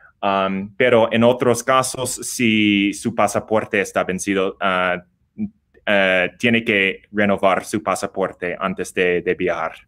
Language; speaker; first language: Spanish; non-native, learner; English